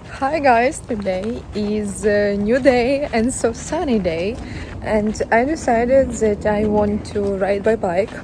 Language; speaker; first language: English; non-native, learner; Ukrainian